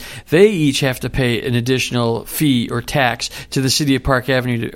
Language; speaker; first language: English; native; English